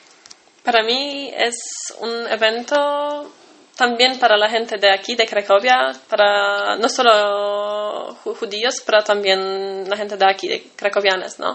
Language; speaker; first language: Spanish; non-native, fluent; Polish